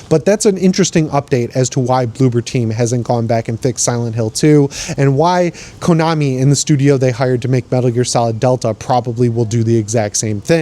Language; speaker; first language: English; native; English